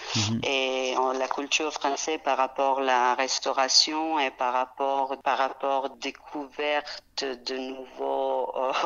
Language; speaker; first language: French; non-native, fluent; Serbian